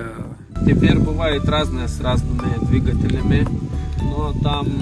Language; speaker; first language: Russian; non-native, fluent; Lithuanian